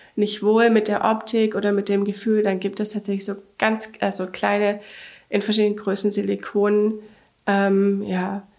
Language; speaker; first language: German; native; German